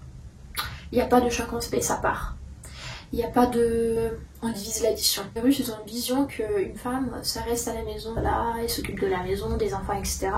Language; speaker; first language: French; non-native, fluent; Russian